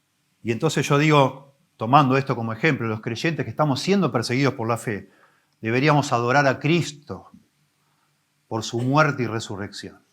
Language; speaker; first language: Spanish; native; Spanish